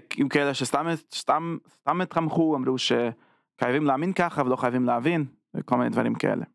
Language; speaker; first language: Hebrew; non-native, fluent; English